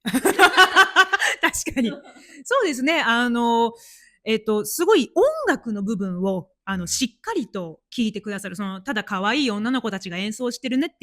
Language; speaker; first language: Japanese; native; Japanese